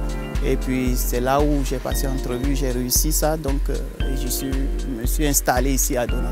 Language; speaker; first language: French; non-native, local second language; Ewe